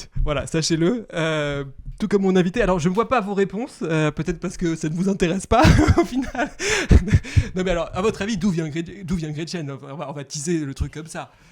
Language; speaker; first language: French; native; French